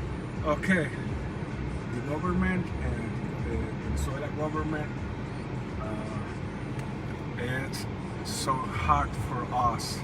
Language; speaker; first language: English; non-native, learner; Spanish